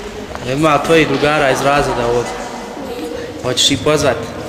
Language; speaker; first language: Croatian; native; Croatian